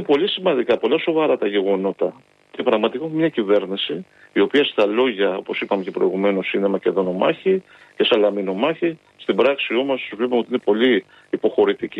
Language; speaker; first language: Greek; native; Greek